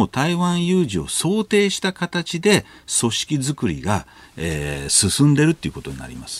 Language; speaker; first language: Japanese; native; Japanese